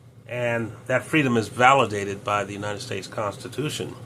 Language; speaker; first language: English; native; English